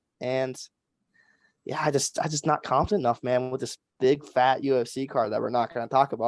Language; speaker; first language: English; native; English